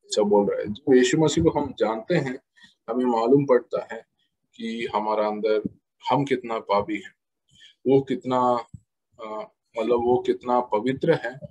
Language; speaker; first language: Hindi; non-native, local second language; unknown